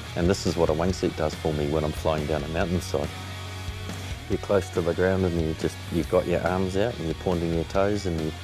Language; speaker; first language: English; native; English